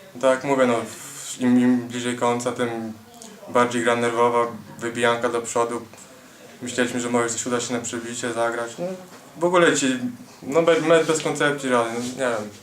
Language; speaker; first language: Polish; native; Polish